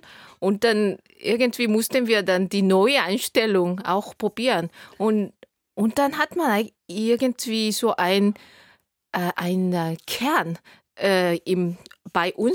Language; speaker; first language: German; non-native, fluent; Korean